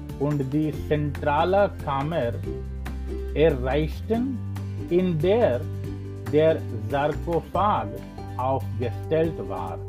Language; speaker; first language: German; non-native, learner; English